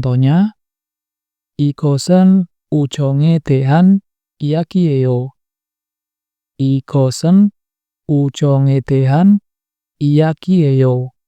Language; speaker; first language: Korean; non-native, fluent; Indonesian